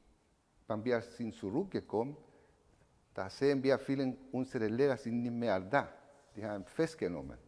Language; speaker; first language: German; non-native, learner; Spanish